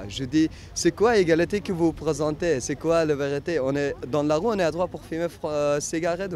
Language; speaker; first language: French; non-native, learner; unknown